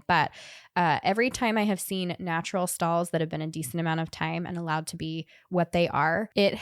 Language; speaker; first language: English; native; English